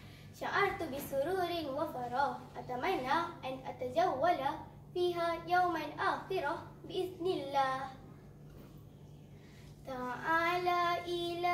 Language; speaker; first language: Arabic; non-native, learner; Malay